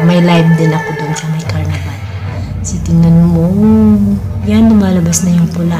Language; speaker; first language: Filipino; non-native, local second language; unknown